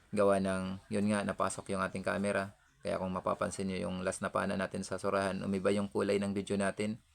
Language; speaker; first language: Filipino; non-native, local second language; Cebuano